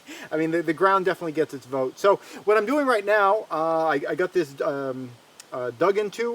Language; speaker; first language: English; native; English